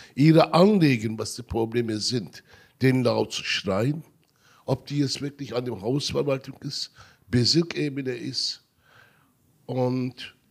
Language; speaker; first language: German; non-native, learner; Turkish